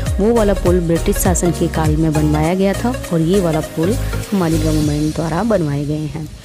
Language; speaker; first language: Hindi; native; Hindi